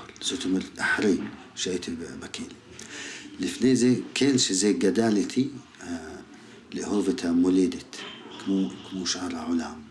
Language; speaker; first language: Hebrew; non-native, local second language; Arabic